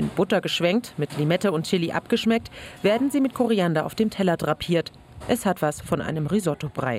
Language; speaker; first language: German; native; German